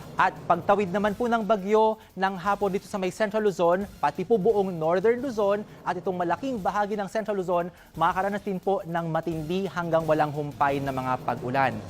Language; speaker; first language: Filipino; non-native, local second language; Bikol